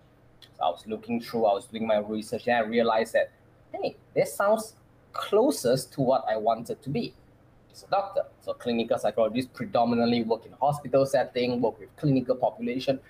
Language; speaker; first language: English; non-native, local second language; Chinese